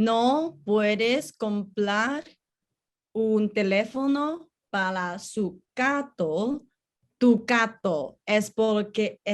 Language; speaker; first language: Spanish; non-native, learner; English